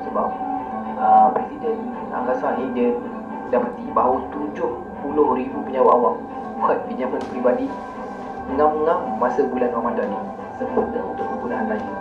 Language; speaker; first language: Malay; native; Malay